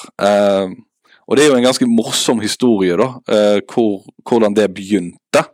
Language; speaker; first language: Norwegian; native; Norwegian